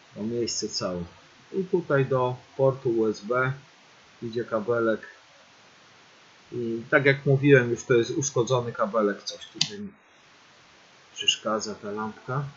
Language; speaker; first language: Polish; native; Polish